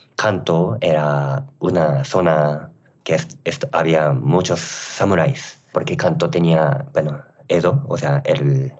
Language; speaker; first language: Spanish; non-native, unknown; Japanese